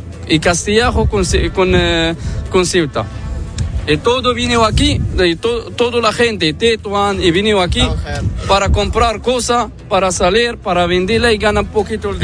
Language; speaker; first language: Spanish; non-native, learner; Arabic